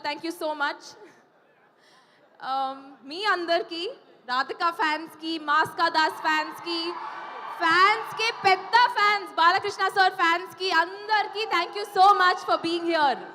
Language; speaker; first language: Telugu; non-native, fluent; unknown